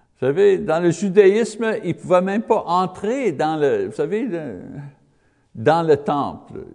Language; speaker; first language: French; non-native, learner; English